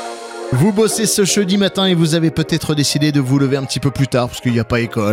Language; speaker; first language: French; native; French